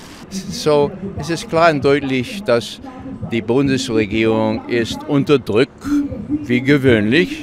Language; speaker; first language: German; non-native, learner; English